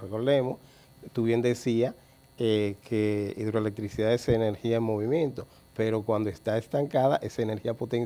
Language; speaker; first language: Spanish; native; Spanish